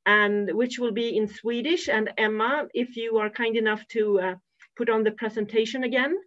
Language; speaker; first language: English; non-native, fluent; Swedish